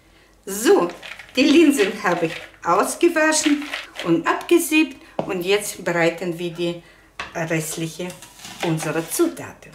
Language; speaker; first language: German; non-native, fluent; Russian